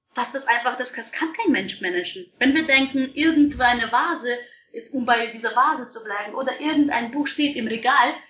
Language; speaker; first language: German; non-native, fluent; Russian